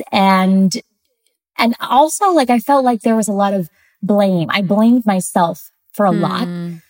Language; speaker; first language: English; early bilingual, other home language; Spanish